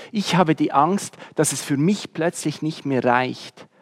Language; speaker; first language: German; native; German